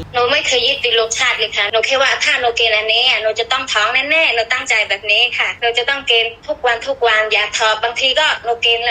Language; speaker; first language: Thai; non-native, fluent; Burmese